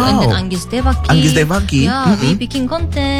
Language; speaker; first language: English; non-native, learner; Korean